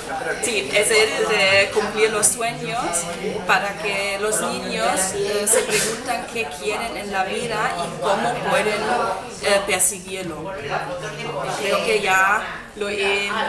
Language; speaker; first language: Spanish; non-native, fluent; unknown